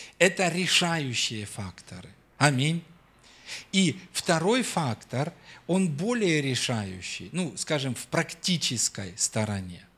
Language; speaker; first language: Russian; native; Russian